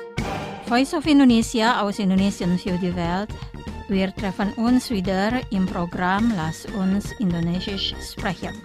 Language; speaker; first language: German; non-native, fluent; Indonesian